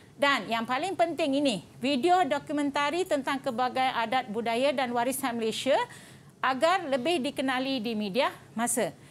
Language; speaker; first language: Malay; non-native, local second language; Tamil